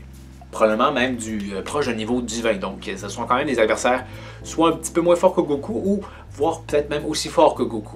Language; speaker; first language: French; native; French